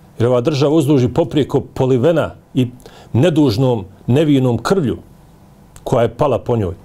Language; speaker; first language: Bosnian; native; Bosnian